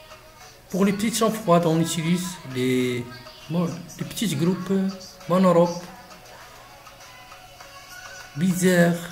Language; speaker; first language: French; non-native, local second language; Arabic